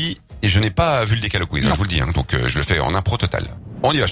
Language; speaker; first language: French; native; French